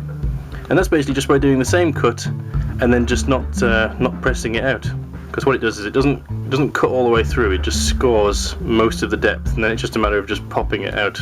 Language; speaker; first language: English; native; English